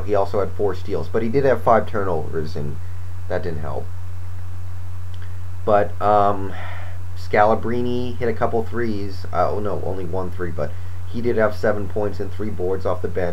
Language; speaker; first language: English; native; English